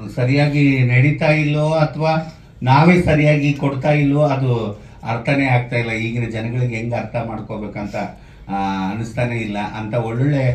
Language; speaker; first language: Kannada; native; Kannada